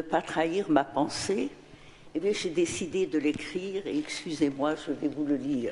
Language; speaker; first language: French; non-native, local second language; Arabic